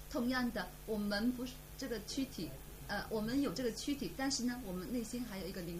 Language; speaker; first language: Chinese; native; Chinese